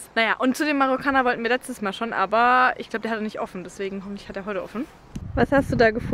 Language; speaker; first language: German; native; German